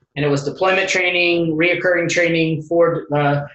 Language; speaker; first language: English; native; English